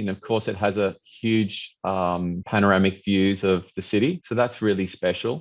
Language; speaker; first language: English; native; English